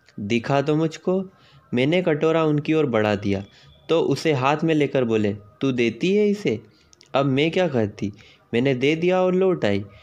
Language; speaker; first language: Hindi; native; Hindi